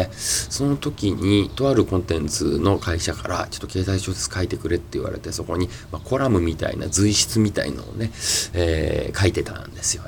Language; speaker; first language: Japanese; native; Japanese